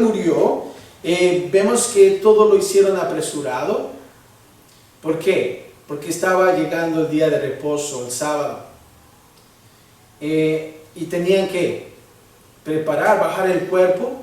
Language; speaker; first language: Spanish; early bilingual, heritage; Spanish